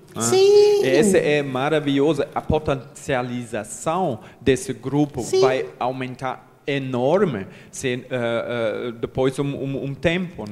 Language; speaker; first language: Portuguese; non-native, learner; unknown